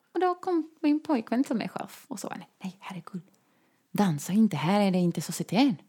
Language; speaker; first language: Swedish; non-native, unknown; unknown